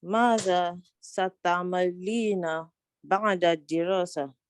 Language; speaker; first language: Arabic; non-native, learner; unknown